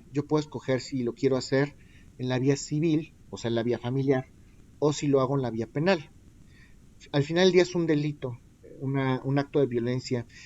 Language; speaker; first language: Spanish; native; Spanish